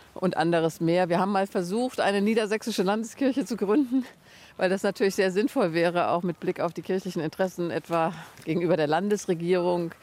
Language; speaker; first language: German; native; German